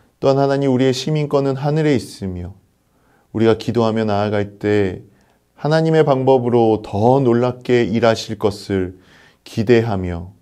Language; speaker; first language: Korean; native; Korean